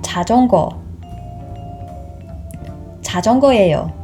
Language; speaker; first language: Korean; non-native, fluent; English